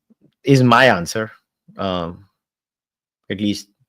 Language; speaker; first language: English; non-native, local second language; Hindi